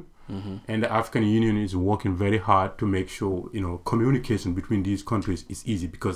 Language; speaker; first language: English; non-native, local second language; Mandingo